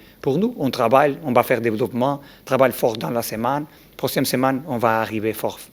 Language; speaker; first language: French; non-native, learner; Portuguese